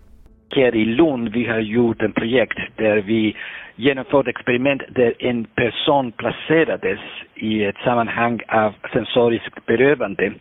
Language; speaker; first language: Swedish; non-native, fluent; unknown